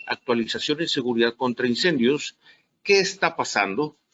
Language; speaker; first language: Spanish; native; Spanish